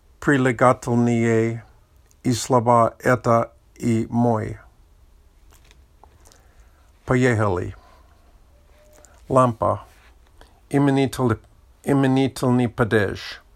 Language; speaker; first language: Russian; non-native, learner; English